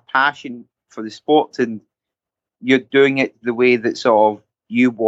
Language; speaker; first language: English; native; English